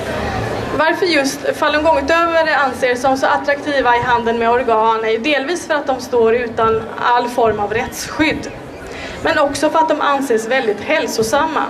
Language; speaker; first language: Swedish; native; Swedish